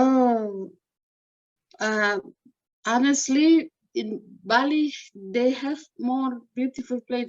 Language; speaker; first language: English; non-native, learner; Indonesian